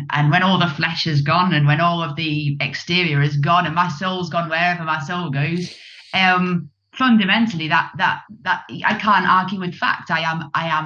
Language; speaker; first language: English; native; English